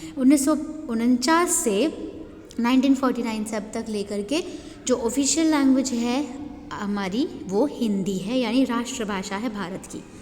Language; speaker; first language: Hindi; native; Hindi